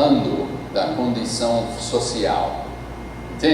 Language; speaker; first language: Portuguese; non-native, fluent; English